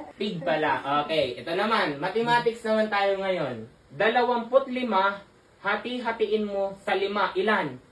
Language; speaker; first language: Filipino; native; Filipino